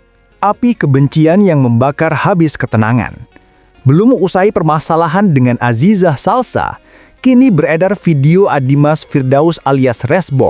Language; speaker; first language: Indonesian; native; Indonesian